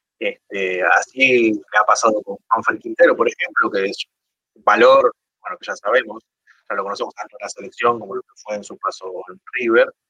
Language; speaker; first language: Spanish; native; Spanish